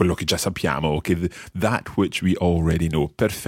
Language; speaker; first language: Italian; non-native, fluent; English